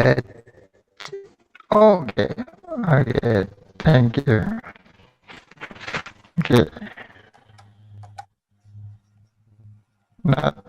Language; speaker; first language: English; non-native, fluent; Indonesian